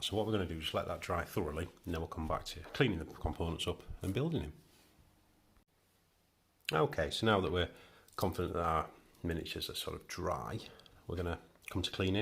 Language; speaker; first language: English; native; English